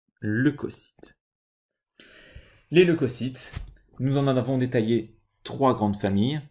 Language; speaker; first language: French; native; French